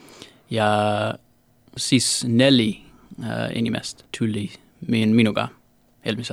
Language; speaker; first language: Estonian; non-native, learner; English